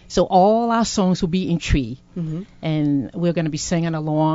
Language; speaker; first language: English; non-native, local second language; Akan